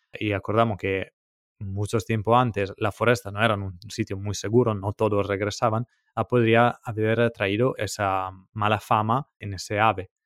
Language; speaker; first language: Spanish; non-native, fluent; Italian